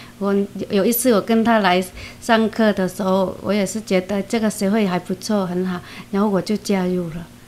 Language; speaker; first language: Chinese; non-native, fluent; Vietnamese